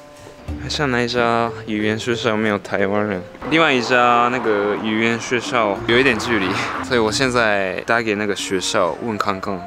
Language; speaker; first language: Chinese; early bilingual, heritage; Japanese